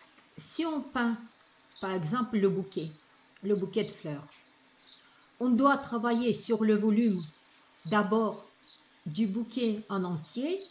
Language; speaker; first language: French; non-native, fluent; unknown